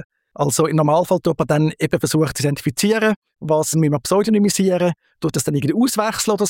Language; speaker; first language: German; native; German